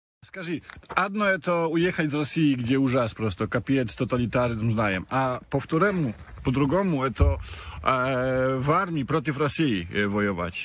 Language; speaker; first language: Russian; non-native, learner; Polish